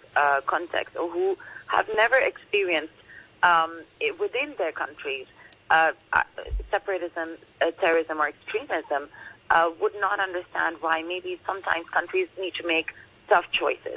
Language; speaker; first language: English; non-native, local second language; Urdu